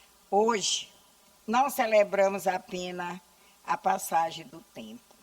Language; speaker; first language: Portuguese; native; Portuguese